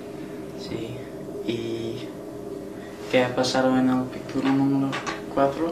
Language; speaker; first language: Spanish; non-native, learner; English